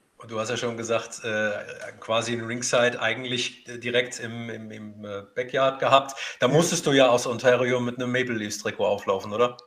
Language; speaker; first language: German; native; German